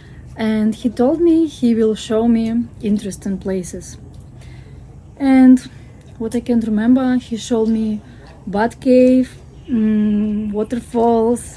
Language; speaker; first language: English; non-native, fluent; Russian